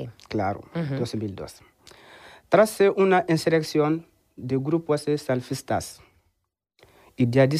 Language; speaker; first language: Spanish; non-native, learner; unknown